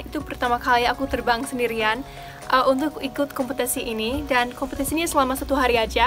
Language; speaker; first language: Indonesian; non-native, fluent; English